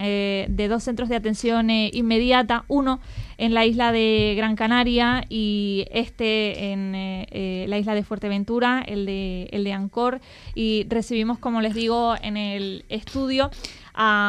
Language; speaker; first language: Spanish; native; Spanish